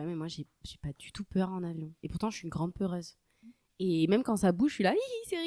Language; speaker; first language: French; native; French